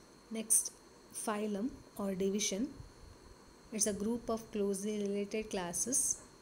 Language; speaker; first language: English; non-native, local second language; Kannada